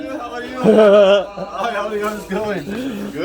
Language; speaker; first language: English; non-native, learner; Arabic